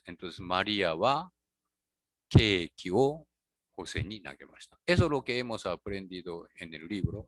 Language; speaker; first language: Spanish; non-native, learner; Japanese